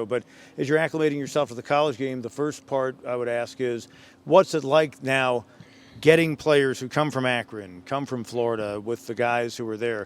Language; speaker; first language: English; native; English